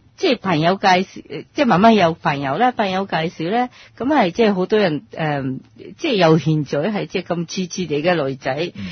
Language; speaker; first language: Cantonese; non-native, fluent; Japanese